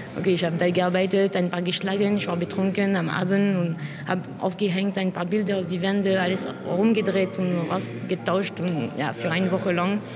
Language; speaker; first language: German; non-native, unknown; French